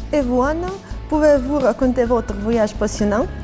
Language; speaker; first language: French; non-native, learner; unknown